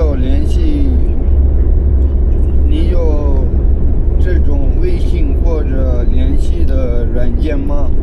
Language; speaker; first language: Chinese; non-native, local second language; Tibetan